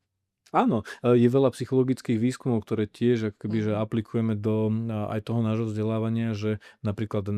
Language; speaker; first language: Slovak; native; Slovak